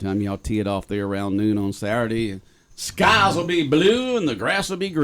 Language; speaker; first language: English; native; English